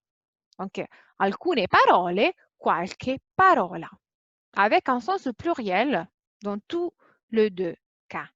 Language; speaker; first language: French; non-native, fluent; Italian